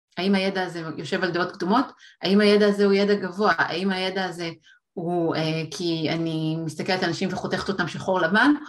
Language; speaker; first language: Hebrew; native; Hebrew